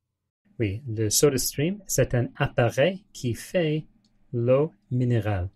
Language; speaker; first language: French; non-native, learner; English